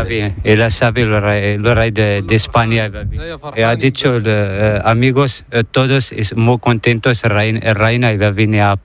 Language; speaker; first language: Spanish; non-native, learner; Arabic